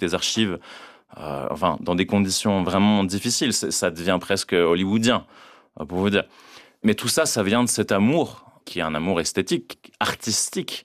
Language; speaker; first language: French; native; French